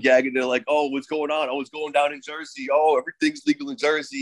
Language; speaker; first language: English; native; English